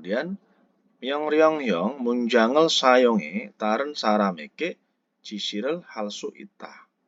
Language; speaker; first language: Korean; non-native, fluent; Indonesian